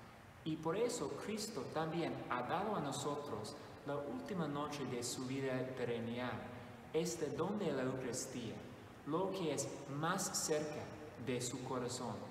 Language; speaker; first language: Spanish; non-native, fluent; English